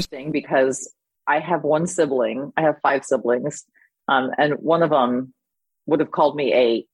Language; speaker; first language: English; native; English